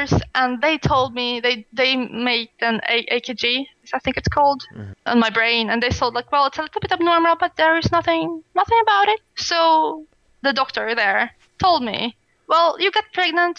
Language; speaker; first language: English; non-native, fluent; Russian